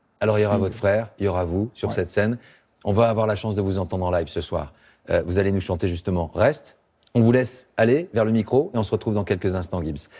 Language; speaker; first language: French; native; French